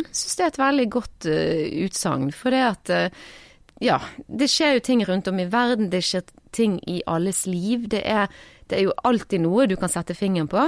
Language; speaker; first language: Norwegian; native; Norwegian